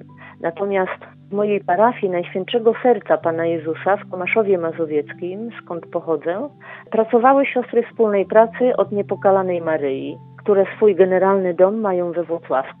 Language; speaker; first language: Polish; native; Polish